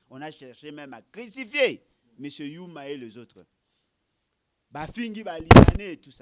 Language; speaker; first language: French; non-native, local second language; Lingala